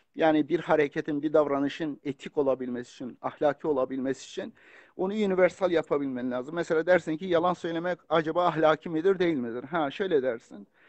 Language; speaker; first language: Turkish; non-native, local second language; Kurdish